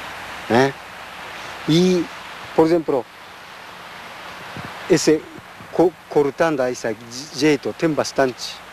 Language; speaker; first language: Portuguese; non-native, learner; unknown